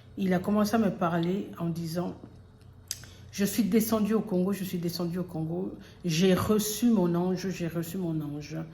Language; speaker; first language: French; early bilingual, other home language; Lingala